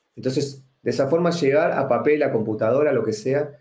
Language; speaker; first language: Spanish; native; Spanish